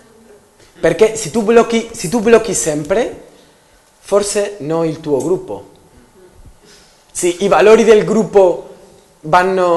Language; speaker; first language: Italian; non-native, learner; Spanish